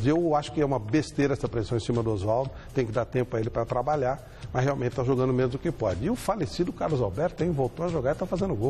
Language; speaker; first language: Portuguese; native; Portuguese